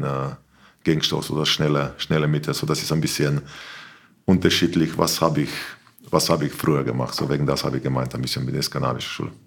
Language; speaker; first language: German; non-native, learner; Slovenian